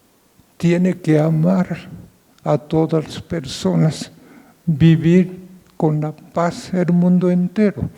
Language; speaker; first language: Spanish; non-native, fluent; Japanese